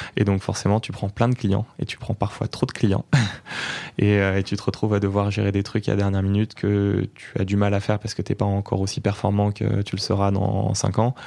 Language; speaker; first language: French; native; French